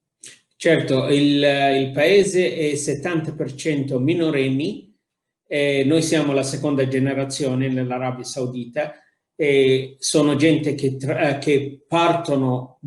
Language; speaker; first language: Italian; non-native, fluent; Arabic